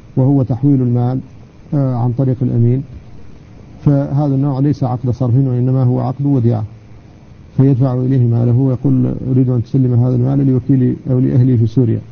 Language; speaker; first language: Arabic; native; Arabic